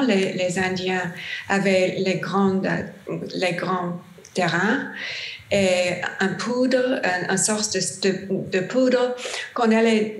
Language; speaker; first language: French; non-native, learner; English